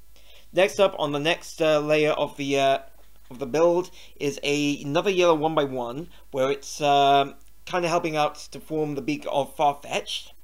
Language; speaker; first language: English; native; English